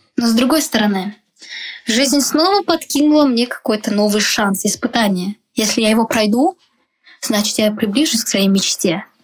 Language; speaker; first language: Russian; non-native, local second language; Tajik